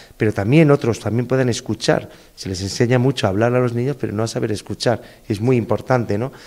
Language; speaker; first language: Spanish; native; Spanish